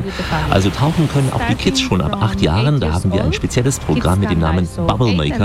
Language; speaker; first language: German; native; German